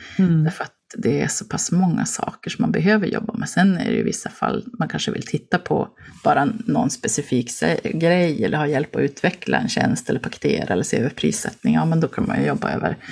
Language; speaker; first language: Swedish; native; Swedish